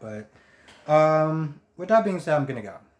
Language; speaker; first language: English; native; English